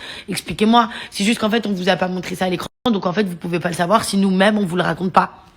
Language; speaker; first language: French; native; French